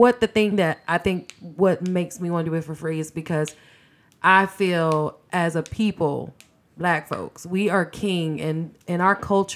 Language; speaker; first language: English; native; English